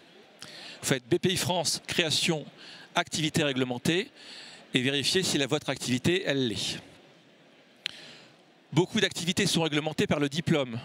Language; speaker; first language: French; native; French